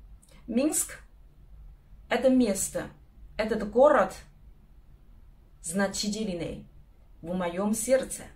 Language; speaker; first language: Russian; non-native, learner; Chinese